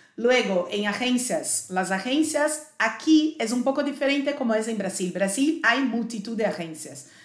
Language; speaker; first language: Spanish; non-native, fluent; Portuguese